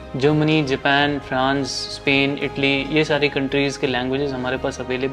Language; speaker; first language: Hindi; native; Hindi